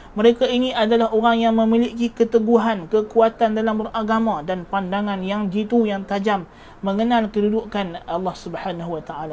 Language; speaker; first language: Malay; native; Malay